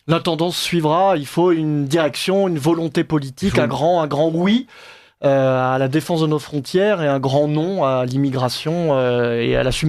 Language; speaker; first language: French; native; French